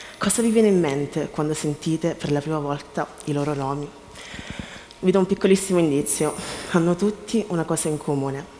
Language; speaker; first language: Italian; native; Italian